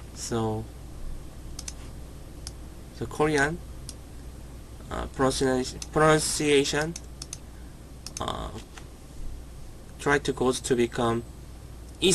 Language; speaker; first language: English; non-native, learner; Korean